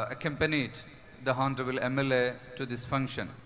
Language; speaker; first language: English; non-native, local second language; Malayalam